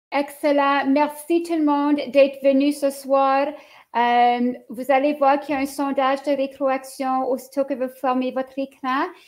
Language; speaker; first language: French; native; French